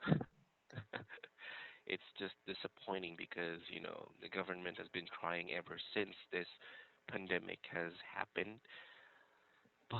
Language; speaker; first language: English; non-native, local second language; Filipino